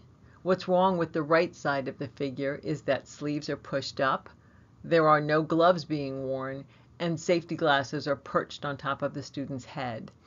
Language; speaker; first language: English; native; English